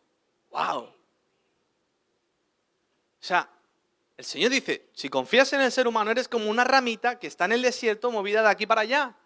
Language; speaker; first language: Spanish; native; Spanish